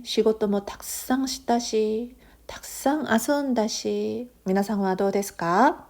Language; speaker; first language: Japanese; non-native, fluent; Korean